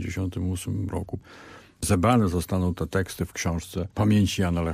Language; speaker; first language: Polish; native; Polish